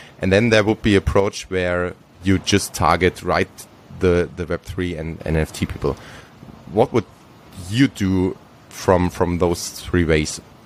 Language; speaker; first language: English; non-native, fluent; German